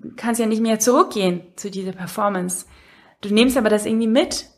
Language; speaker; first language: German; non-native, fluent; Portuguese